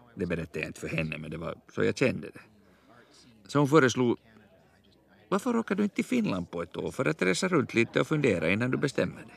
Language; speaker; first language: Swedish; native; Swedish